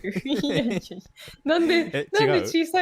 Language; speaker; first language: Japanese; native; Japanese